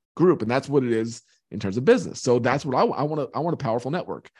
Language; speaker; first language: English; native; English